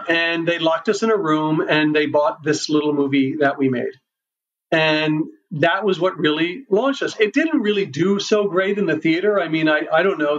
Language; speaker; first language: English; native; English